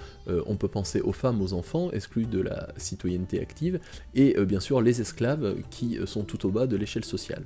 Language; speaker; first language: French; native; French